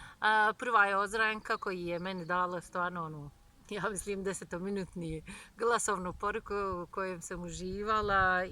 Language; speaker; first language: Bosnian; non-native, fluent; Turkish